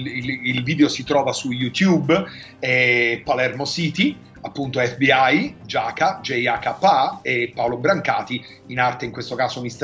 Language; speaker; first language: Italian; native; Italian